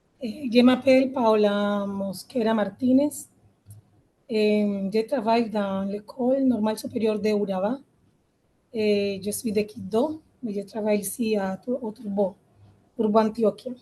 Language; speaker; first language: French; non-native, learner; Spanish